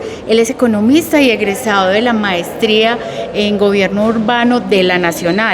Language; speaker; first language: Spanish; native; Spanish